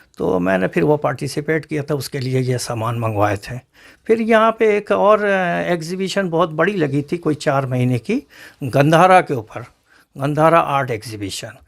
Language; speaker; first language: Urdu; native; Urdu